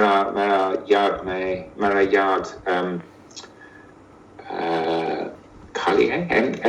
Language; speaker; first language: Hindi; non-native, learner; English